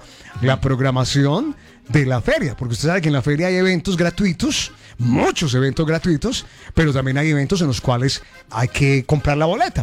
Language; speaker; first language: Spanish; native; Spanish